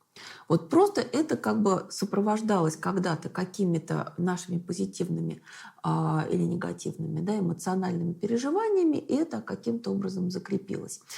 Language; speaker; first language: Russian; native; Russian